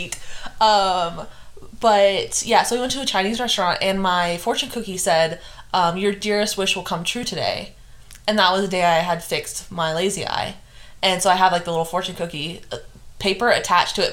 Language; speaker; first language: English; native; English